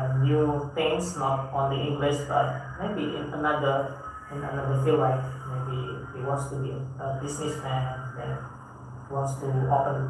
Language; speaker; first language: English; non-native, fluent; Indonesian